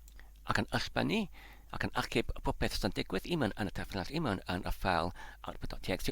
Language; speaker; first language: Welsh; non-native, learner; Polish